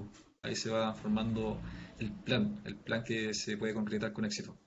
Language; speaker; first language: Spanish; native; Spanish